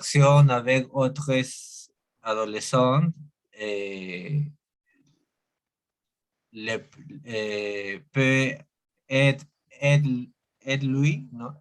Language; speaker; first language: French; non-native, learner; Spanish